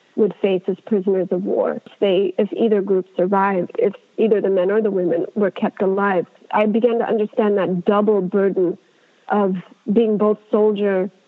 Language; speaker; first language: English; non-native, fluent; Amharic